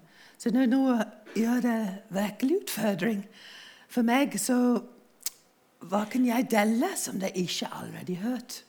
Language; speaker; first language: Norwegian; non-native, fluent; English